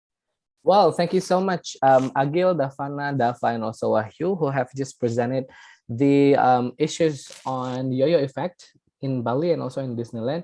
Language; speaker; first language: English; non-native, fluent; Indonesian